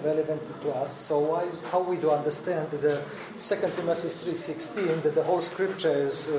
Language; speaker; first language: English; non-native, learner; Polish